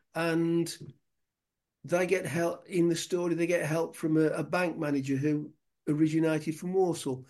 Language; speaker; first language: English; native; English